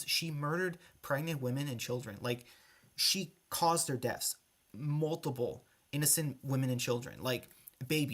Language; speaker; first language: English; native; English